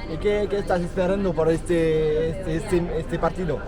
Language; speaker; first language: Spanish; non-native, learner; French